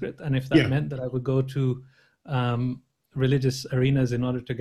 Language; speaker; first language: English; native; English